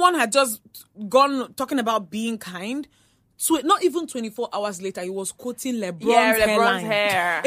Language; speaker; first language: English; non-native, local second language; Igbo